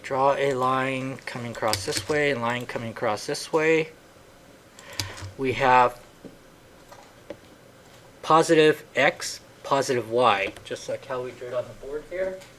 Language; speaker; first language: English; native; English